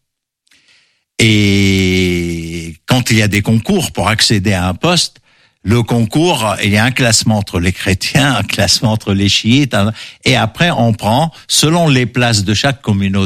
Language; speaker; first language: French; non-native, local second language; Arabic